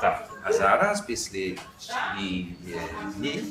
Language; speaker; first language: Ukrainian; non-native, learner; English